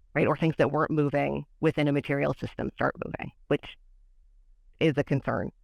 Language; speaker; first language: English; native; English